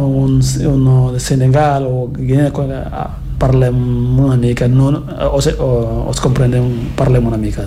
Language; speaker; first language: Catalan; non-native, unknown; Fula